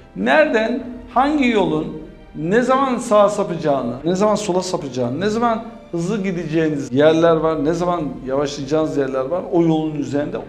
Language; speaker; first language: Turkish; early bilingual, heritage; Turkish